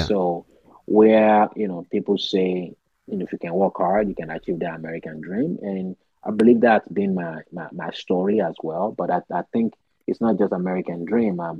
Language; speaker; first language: English; non-native, local second language; Yoruba